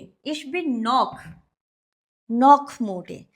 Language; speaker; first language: German; non-native, fluent; Hindi